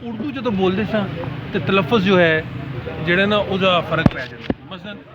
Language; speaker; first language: Urdu; non-native, local second language; Punjabi